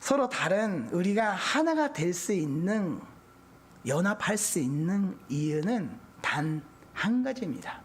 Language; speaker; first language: Korean; non-native, fluent; Japanese